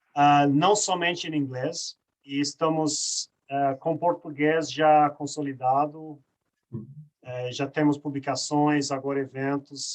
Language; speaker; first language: Portuguese; non-native, fluent; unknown